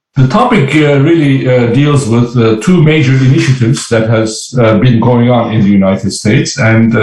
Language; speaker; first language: English; non-native, fluent; Turkish